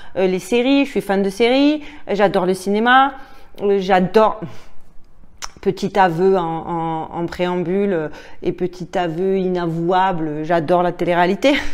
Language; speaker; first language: French; native; French